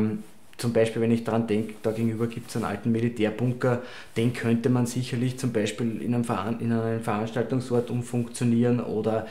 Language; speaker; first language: German; native; German